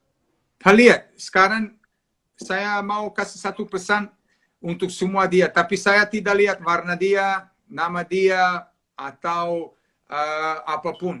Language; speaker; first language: Indonesian; non-native, fluent; Serbian